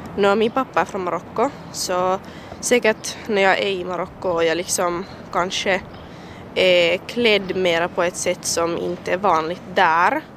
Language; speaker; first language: Swedish; native; Swedish